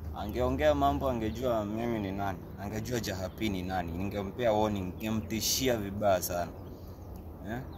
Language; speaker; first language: Swahili; native; Swahili